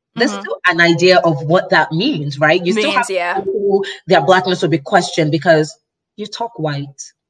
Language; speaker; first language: English; non-native, local second language; Yoruba